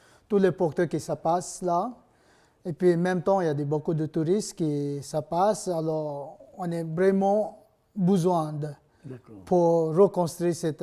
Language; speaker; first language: French; non-native, learner; Nepali